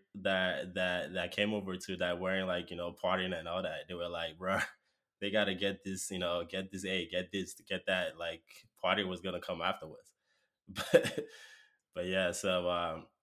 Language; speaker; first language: English; non-native, local second language; Yoruba